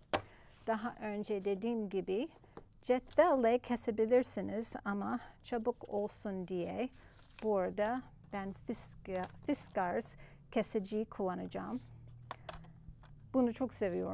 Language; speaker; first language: Turkish; non-native, fluent; English